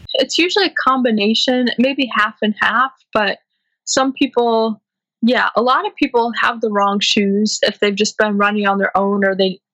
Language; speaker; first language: English; native; English